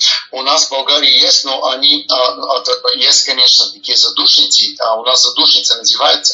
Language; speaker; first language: Russian; non-native, learner; Bulgarian